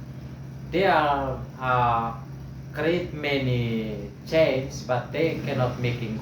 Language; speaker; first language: English; non-native, learner; Indonesian